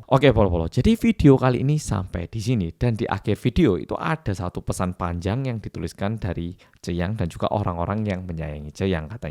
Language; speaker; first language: Indonesian; early bilingual, other home language; Korean